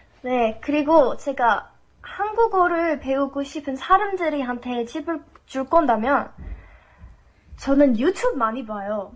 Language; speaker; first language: Korean; non-native, fluent; English